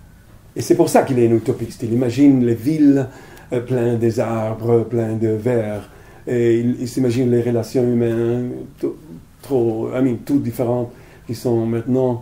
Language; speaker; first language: French; non-native, fluent; Italian